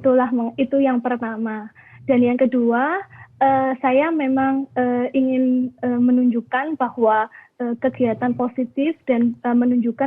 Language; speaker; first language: Indonesian; non-native, local second language; Javanese